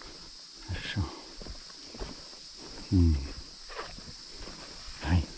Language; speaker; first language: Japanese; non-native, learner; English